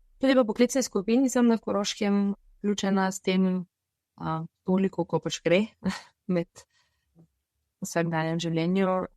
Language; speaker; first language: Slovenian; non-native, fluent; Bulgarian